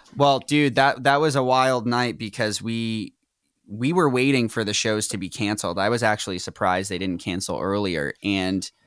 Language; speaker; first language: English; native; English